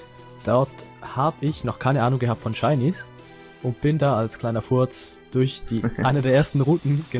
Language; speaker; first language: German; native; German